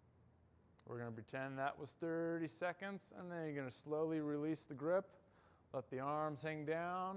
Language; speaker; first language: English; native; English